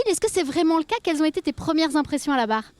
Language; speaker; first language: French; native; French